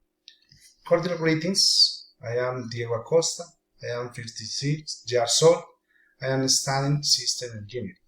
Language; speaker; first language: English; non-native, learner; Spanish